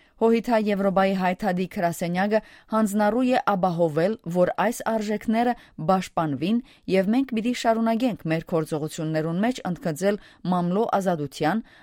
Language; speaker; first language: Armenian; early bilingual, heritage; Armenian